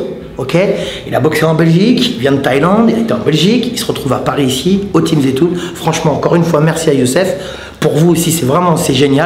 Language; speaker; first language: French; native; French